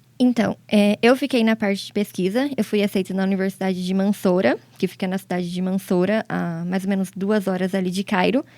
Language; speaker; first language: Portuguese; native; Portuguese